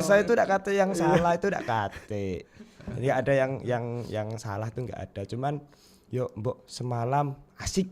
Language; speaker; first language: Indonesian; non-native, local second language; Javanese